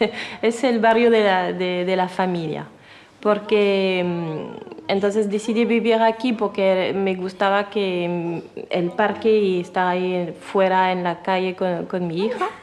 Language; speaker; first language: Spanish; non-native, fluent; French